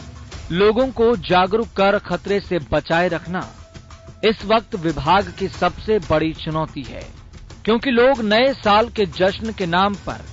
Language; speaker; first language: Hindi; native; Hindi